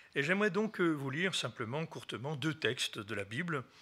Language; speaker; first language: French; native; French